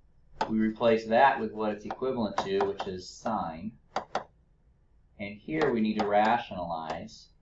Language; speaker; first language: English; native; English